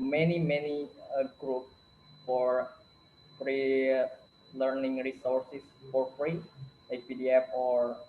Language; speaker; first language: English; non-native, learner; Indonesian